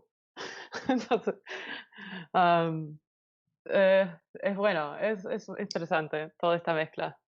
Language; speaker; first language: Spanish; early bilingual, heritage; Spanish